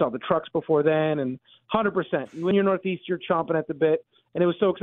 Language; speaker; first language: English; native; English